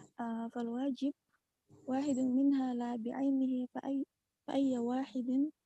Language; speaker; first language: Arabic; non-native, learner; Indonesian